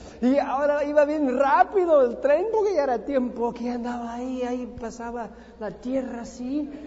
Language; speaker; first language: Spanish; non-native, fluent; English